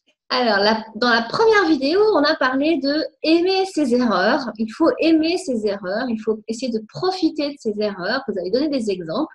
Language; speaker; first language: French; native; French